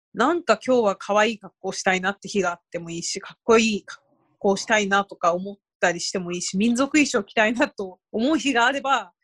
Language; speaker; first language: Japanese; native; Japanese